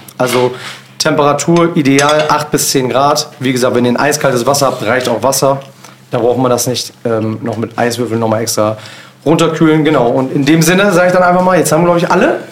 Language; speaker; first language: German; early bilingual, other home language; Turkish